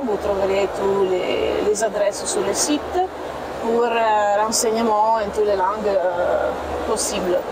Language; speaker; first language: French; non-native, fluent; Italian